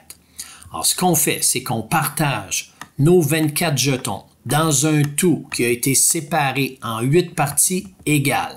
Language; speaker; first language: French; native; French